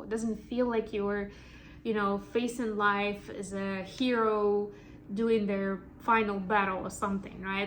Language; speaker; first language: English; non-native, fluent; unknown